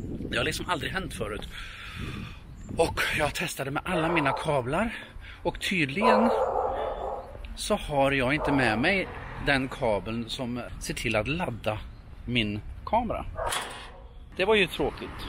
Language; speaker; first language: Swedish; native; Swedish